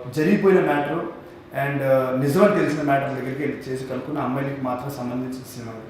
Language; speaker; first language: Telugu; native; Telugu